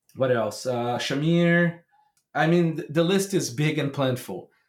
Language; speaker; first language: English; non-native, fluent; Portuguese